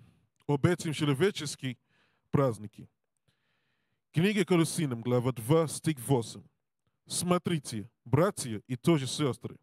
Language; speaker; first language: Russian; non-native, learner; English